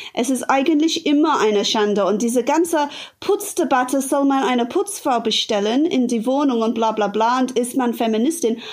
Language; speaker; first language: German; non-native, fluent; English